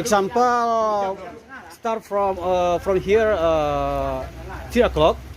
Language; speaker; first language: English; non-native, learner; Indonesian